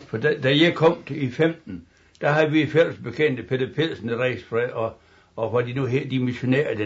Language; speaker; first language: Danish; native; Danish